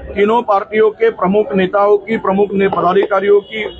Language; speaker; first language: Hindi; non-native, local second language; Marathi